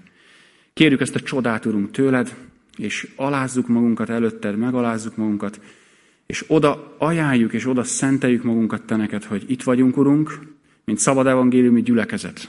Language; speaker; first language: Hungarian; native; Hungarian